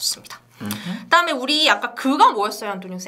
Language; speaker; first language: Korean; native; Korean